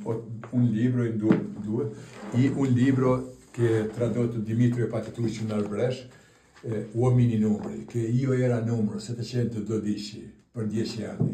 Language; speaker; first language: Italian; non-native, learner; Albanian